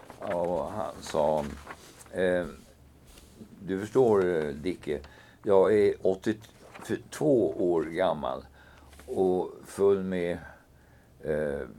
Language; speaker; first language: Swedish; native; Swedish